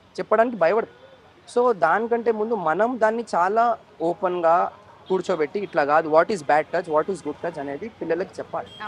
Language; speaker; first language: Telugu; native; Telugu